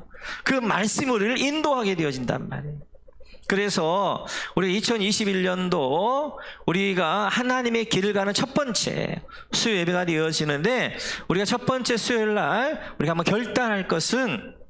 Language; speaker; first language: Korean; native; Korean